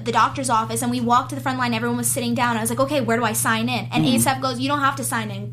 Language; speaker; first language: English; native; English